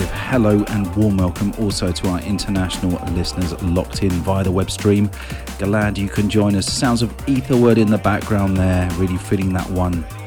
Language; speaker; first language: English; native; English